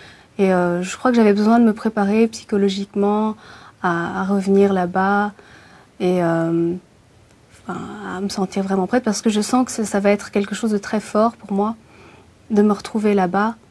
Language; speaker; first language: French; early bilingual, other home language; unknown